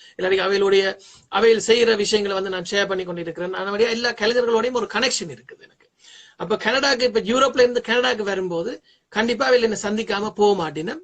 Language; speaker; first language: Tamil; early bilingual, heritage; Tamil